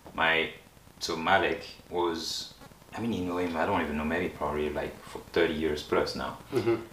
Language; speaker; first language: English; non-native, fluent; French